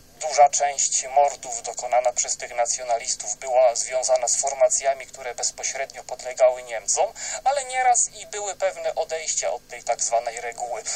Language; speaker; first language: Polish; native; Polish